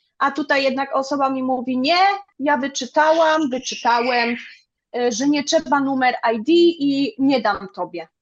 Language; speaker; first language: Polish; early bilingual, other home language; German